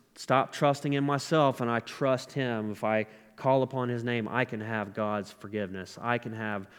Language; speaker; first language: English; native; English